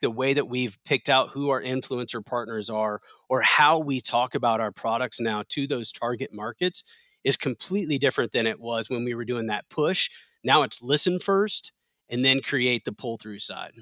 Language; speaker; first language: English; native; English